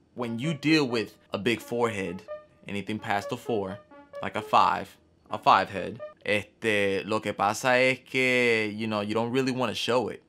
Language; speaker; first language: English; early bilingual, other home language; Spanish